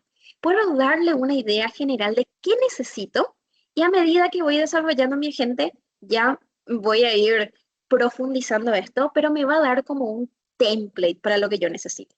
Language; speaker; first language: Spanish; native; Spanish